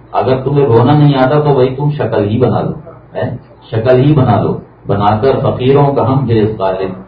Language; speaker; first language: Urdu; native; Urdu